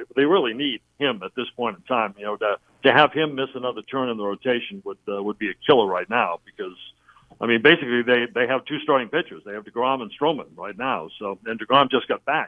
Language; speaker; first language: English; native; English